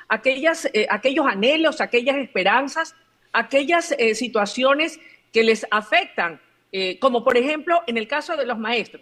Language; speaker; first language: Spanish; native; Spanish